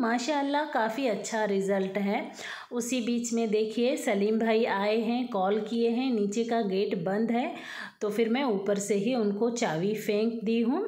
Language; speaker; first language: Hindi; native; Hindi